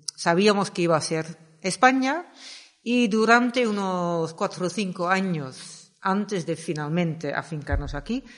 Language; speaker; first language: Spanish; non-native, fluent; Dutch